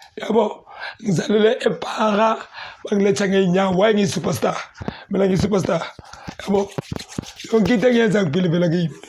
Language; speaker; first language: Zulu; native; Zulu